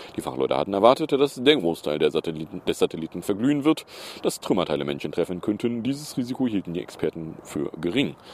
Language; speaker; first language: German; native; German